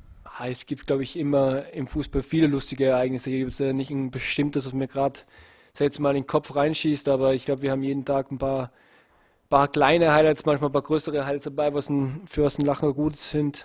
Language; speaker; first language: German; native; German